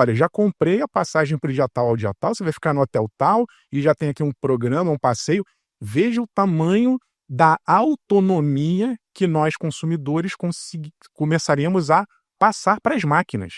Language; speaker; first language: Portuguese; native; Portuguese